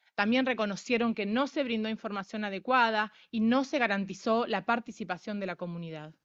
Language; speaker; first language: Spanish; native; Spanish